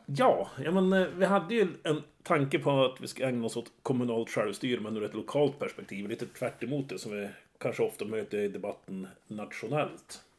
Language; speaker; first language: Swedish; native; Swedish